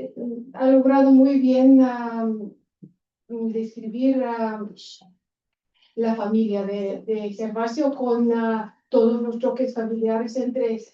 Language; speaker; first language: Spanish; non-native, fluent; Bulgarian